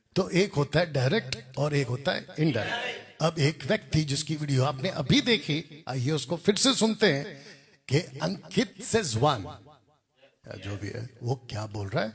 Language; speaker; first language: Hindi; non-native, local second language; Telugu